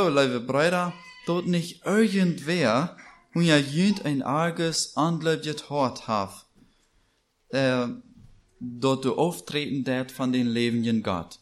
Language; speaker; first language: German; non-native, learner; Plautdietsch